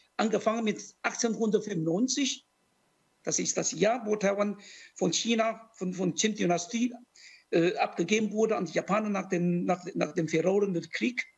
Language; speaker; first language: German; non-native, fluent; Chinese